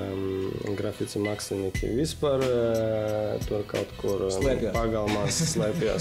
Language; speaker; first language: Latvian; non-native, local second language; Russian